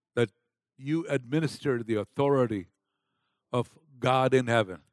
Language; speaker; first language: English; non-native, local second language; Gujarati